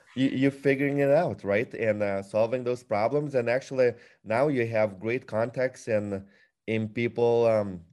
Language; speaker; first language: English; non-native, fluent; Lithuanian